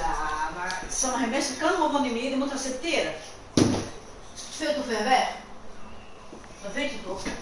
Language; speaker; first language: Dutch; non-native, learner; Portuguese